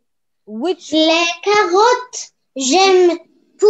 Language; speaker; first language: French; non-native, learner; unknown